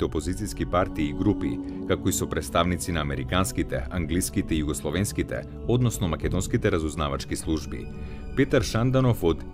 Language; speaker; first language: Macedonian; native; Macedonian